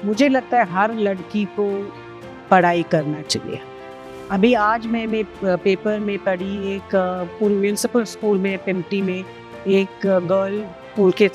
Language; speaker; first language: Hindi; non-native, local second language; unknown